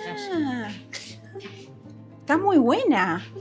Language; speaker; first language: Spanish; native; Spanish